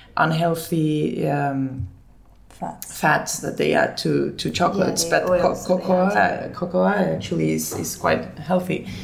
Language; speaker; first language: English; early bilingual, other home language; Finnish